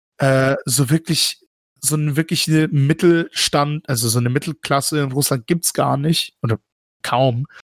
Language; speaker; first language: German; early bilingual, other home language; Russian